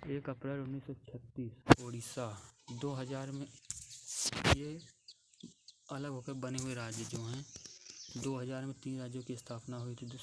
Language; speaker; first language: Hindi; native; Hindi